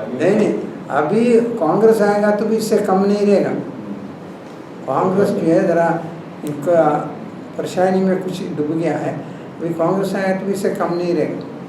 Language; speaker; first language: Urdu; non-native, local second language; Malayalam